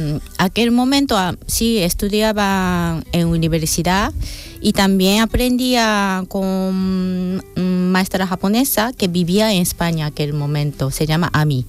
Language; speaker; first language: Spanish; non-native, fluent; Japanese